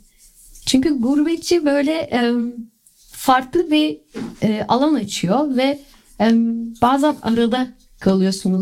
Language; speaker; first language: Turkish; early bilingual, other home language; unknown